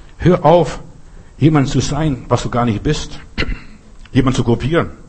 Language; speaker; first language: German; non-native, fluent; Russian